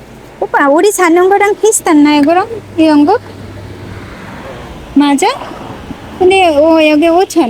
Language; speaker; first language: Korean; non-native, learner; Bangla